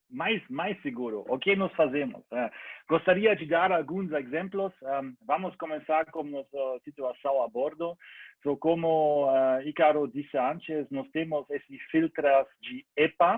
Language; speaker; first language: Portuguese; non-native, learner; German